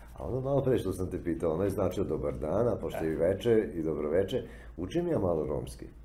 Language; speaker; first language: Serbian; native; Serbian